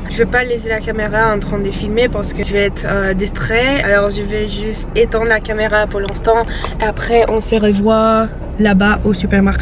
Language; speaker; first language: French; non-native, fluent; English